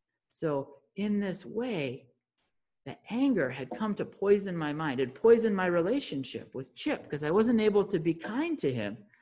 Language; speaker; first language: English; native; English